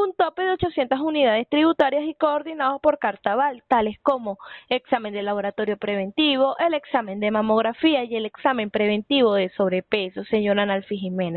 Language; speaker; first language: Spanish; native; Spanish